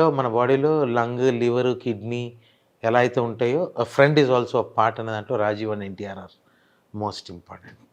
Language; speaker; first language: Telugu; native; Telugu